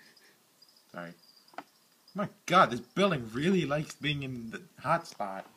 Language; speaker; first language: English; native; English